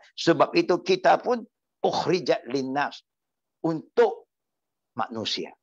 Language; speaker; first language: Malay; non-native, local second language; Chinese